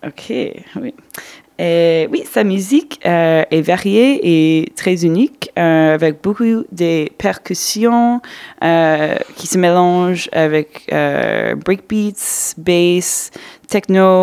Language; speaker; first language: French; non-native, fluent; English